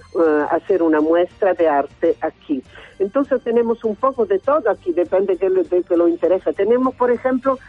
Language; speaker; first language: Spanish; non-native, learner; Italian